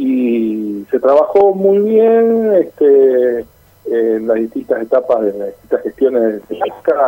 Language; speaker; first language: Spanish; native; Spanish